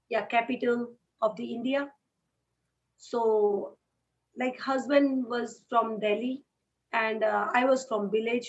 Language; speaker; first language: English; non-native, local second language; Hindi